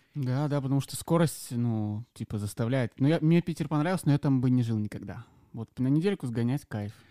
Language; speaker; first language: Russian; native; Russian